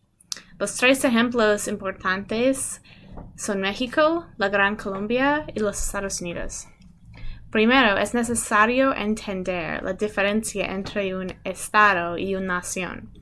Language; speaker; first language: Spanish; non-native, learner; English